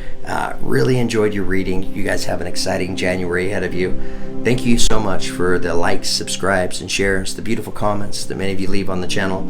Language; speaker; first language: English; native; English